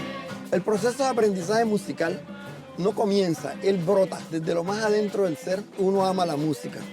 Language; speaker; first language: Spanish; native; Spanish